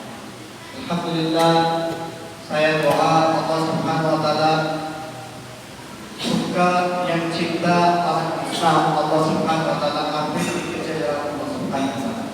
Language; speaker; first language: Indonesian; non-native, learner; Urdu